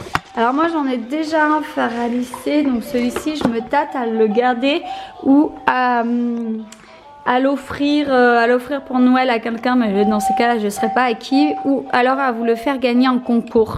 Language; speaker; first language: French; native; French